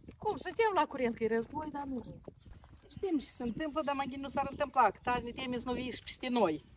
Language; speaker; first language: Romanian; native; Romanian